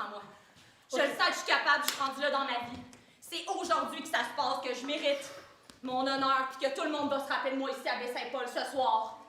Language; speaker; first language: French; native; French